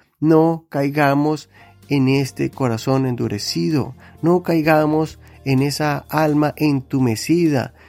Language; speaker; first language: Spanish; native; Spanish